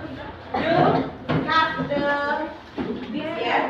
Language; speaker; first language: English; non-native, learner; Indonesian